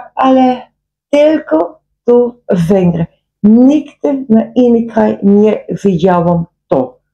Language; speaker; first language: Polish; non-native, learner; Dutch